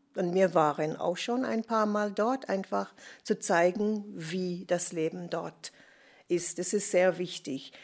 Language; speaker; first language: German; non-native, fluent; English